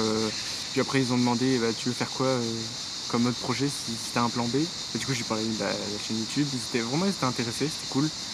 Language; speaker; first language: French; native; French